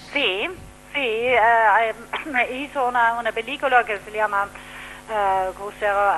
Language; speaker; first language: Spanish; non-native, fluent; German